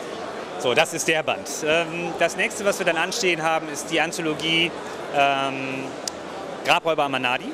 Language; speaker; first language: German; native; German